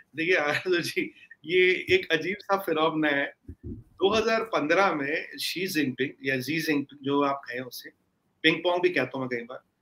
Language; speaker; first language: Hindi; native; Hindi